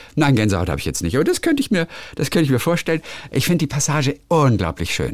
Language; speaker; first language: German; native; German